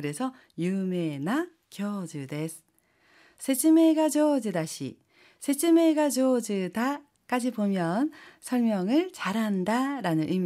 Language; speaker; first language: Japanese; non-native, fluent; Korean